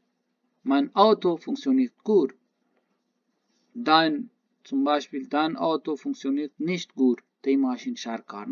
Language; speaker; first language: German; non-native, learner; Baluchi